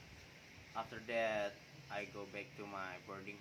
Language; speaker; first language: English; non-native, learner; Indonesian